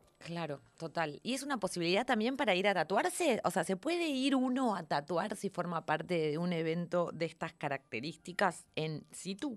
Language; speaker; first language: Spanish; native; Spanish